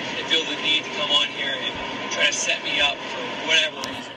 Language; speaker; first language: English; native; English